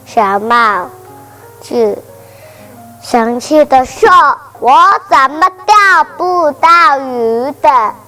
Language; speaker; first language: Chinese; non-native, local second language; Cantonese